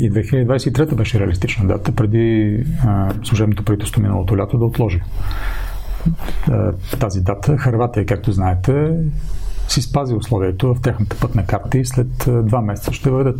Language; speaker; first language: Bulgarian; native; Bulgarian